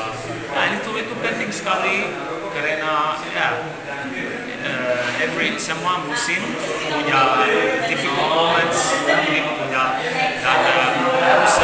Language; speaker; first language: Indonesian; non-native, learner; Bosnian